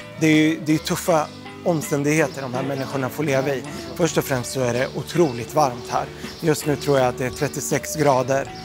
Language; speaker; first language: Swedish; early bilingual, other home language; Arabic